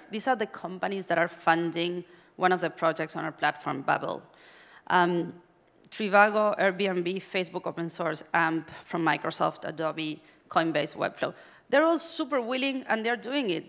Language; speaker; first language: English; non-native, fluent; Spanish